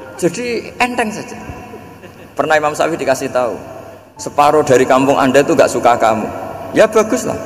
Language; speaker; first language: Indonesian; non-native, local second language; Javanese